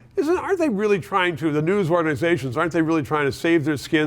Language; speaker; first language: English; native; English